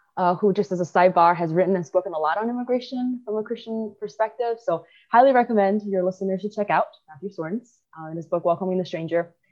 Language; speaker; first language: English; early bilingual, other home language; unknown